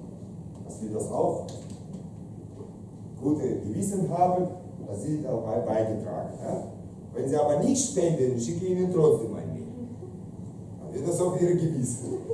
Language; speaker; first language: German; non-native, fluent; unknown